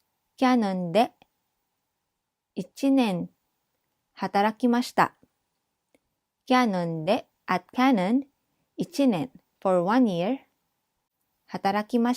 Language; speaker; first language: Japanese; non-native, fluent; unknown